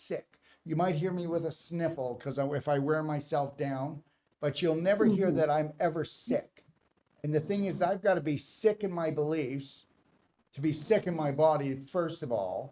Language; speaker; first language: English; native; English